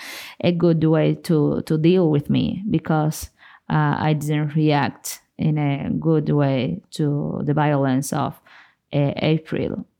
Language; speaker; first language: English; non-native, fluent; Spanish